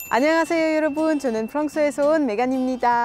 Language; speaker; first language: Korean; non-native, learner; French